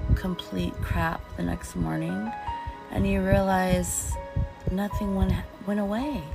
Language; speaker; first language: English; early bilingual, other home language; Portuguese